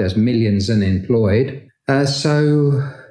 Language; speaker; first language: English; native; English